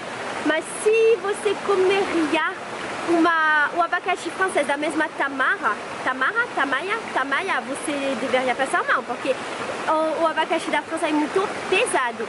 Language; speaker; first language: Portuguese; non-native, fluent; French